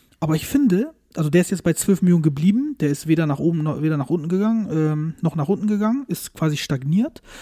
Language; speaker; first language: German; early bilingual, other home language; Turkish